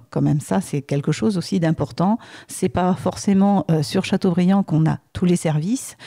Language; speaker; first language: French; native; French